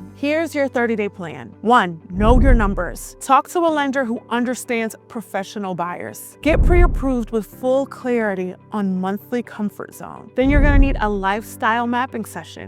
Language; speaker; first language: English; native; English